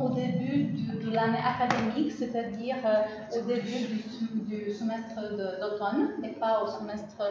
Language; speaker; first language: French; non-native, fluent; Czech